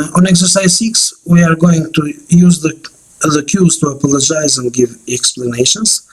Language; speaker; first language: English; non-native, fluent; Albanian